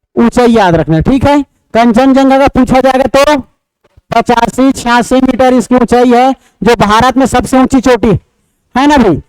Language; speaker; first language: Hindi; native; Hindi